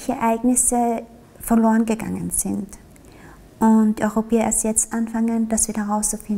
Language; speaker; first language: German; early bilingual, other home language; Vietnamese